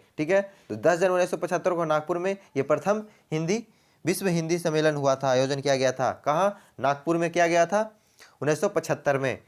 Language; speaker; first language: Hindi; native; Hindi